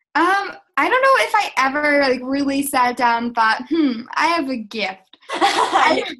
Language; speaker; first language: English; native; English